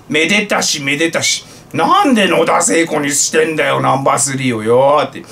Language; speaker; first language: Japanese; native; Japanese